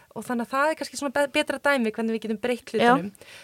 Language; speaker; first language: Icelandic; native; Icelandic